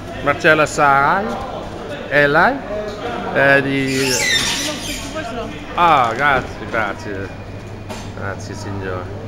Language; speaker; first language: Italian; non-native, learner; Dutch